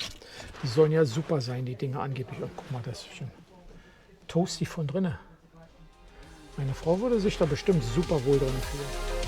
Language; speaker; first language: German; native; German